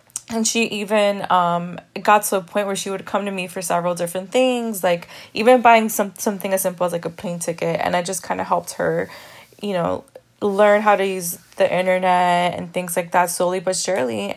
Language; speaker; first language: English; early bilingual, other home language; Spanish